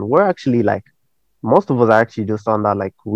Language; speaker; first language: English; native; English